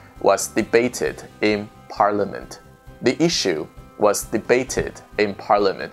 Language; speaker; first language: English; non-native, fluent; Chinese